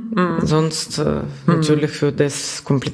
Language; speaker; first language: German; non-native, fluent; Russian